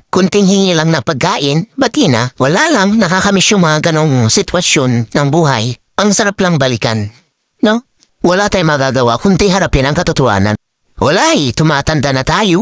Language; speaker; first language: Filipino; non-native, local second language; Iloko